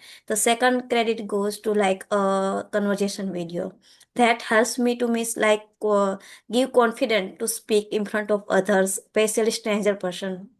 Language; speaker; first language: English; non-native, learner; Gujarati